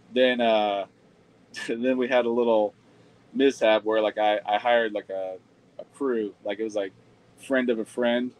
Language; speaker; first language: English; native; English